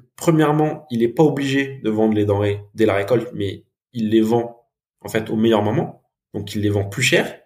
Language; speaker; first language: French; native; French